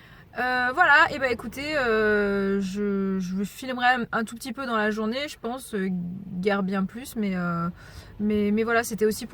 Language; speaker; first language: French; native; French